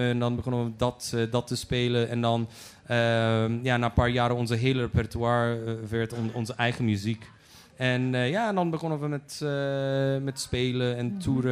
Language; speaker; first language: Dutch; non-native, fluent; Polish